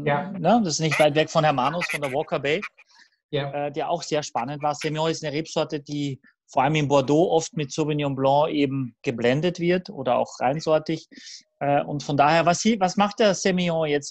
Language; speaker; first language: German; native; German